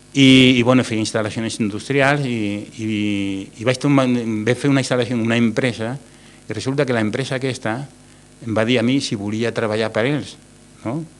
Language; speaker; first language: Catalan; non-native, local second language; Spanish